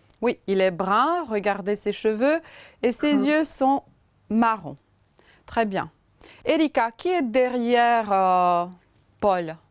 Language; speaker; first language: French; non-native, fluent; Romanian